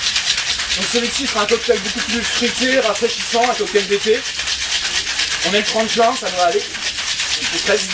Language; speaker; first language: French; non-native, fluent; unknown